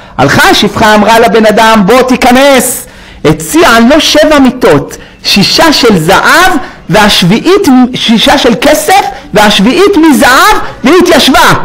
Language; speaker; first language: Hebrew; native; Hebrew